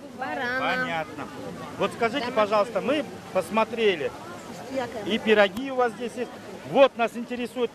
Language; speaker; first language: Russian; non-native, local second language; Kyrgyz